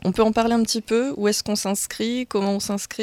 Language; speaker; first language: French; native; French